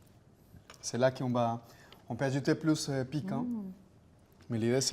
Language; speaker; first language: French; non-native, fluent; Spanish